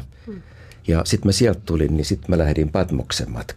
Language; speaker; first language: Finnish; native; Finnish